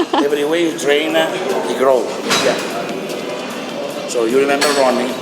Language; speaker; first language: English; non-native, learner; Italian